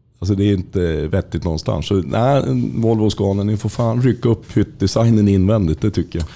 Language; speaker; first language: Swedish; native; Swedish